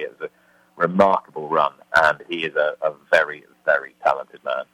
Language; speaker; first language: English; native; English